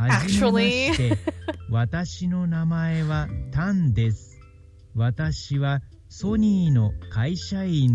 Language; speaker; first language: Japanese; non-native, learner; English